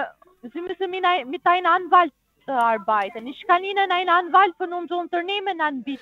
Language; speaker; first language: German; non-native, learner; Italian